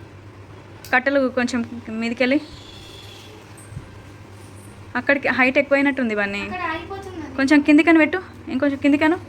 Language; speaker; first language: Telugu; native; Telugu